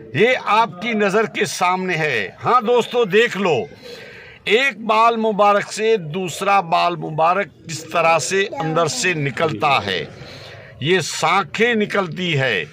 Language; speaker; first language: Hindi; non-native, local second language; Kachhi